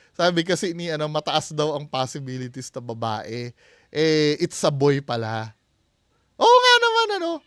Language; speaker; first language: Filipino; native; Filipino